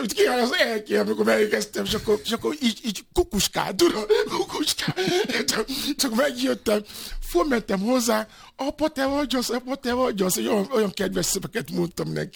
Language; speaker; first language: Hungarian; non-native, fluent; Yoruba